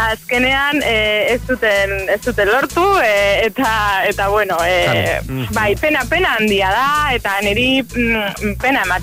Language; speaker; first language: Basque; non-native, learner; Spanish